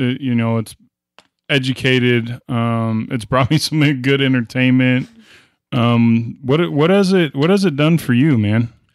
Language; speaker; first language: English; native; English